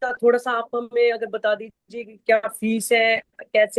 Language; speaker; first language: Hindi; native; Hindi